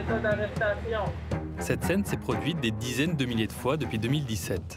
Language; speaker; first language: French; native; French